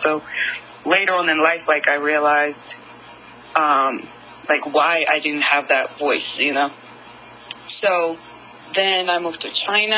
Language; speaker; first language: English; non-native, fluent; Russian